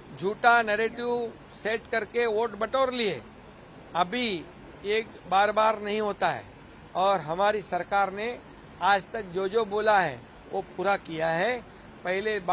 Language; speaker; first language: Hindi; non-native, local second language; Marathi